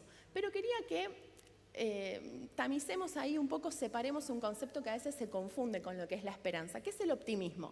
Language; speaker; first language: Spanish; native; Spanish